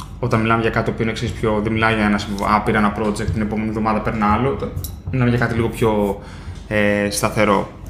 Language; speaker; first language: Greek; early bilingual, heritage; Greek